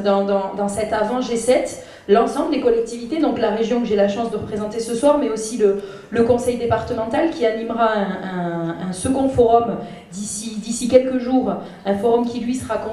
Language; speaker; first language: French; native; French